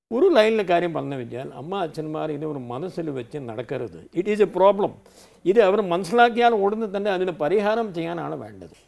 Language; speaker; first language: Malayalam; non-native, fluent; Hindi